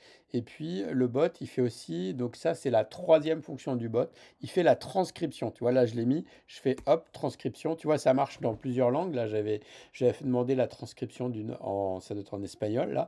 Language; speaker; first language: French; native; French